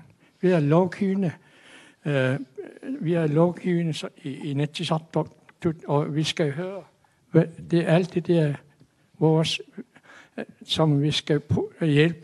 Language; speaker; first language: Danish; non-native, local second language; Kalaallisut